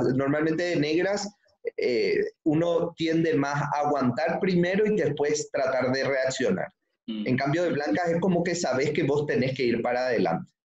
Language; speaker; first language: Spanish; native; Spanish